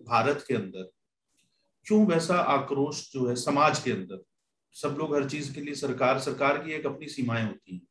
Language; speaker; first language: Hindi; native; Hindi